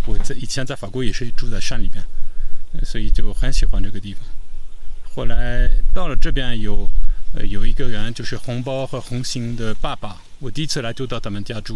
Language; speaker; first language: Chinese; non-native, fluent; French